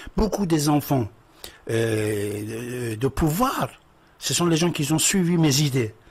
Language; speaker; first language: French; non-native, fluent; Persian